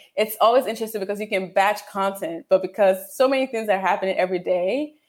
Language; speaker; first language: English; non-native, local second language; Yoruba